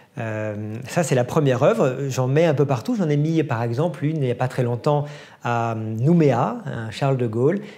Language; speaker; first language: French; native; French